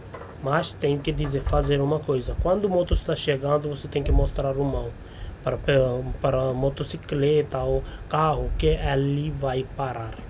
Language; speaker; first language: Portuguese; non-native, learner; Hindi